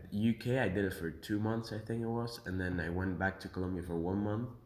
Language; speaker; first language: English; early bilingual, other home language; Spanish